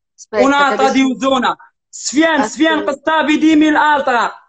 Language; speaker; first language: Italian; non-native, learner; Arabic